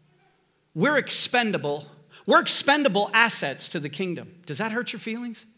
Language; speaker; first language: English; native; English